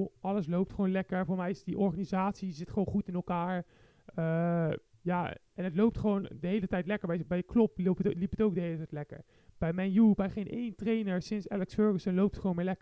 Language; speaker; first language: Dutch; native; Dutch